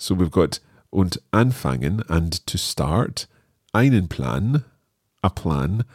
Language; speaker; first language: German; non-native, fluent; English